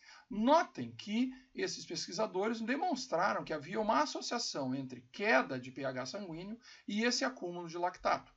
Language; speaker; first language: Portuguese; native; Portuguese